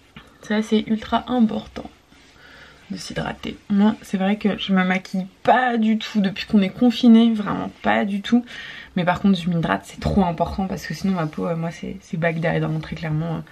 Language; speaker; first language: French; native; French